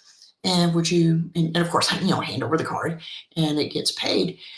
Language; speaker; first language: English; native; English